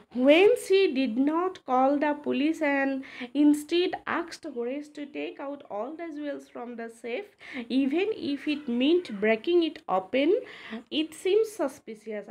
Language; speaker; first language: English; non-native, local second language; Assamese